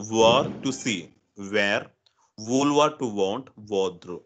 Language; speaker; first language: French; non-native, fluent; Hindi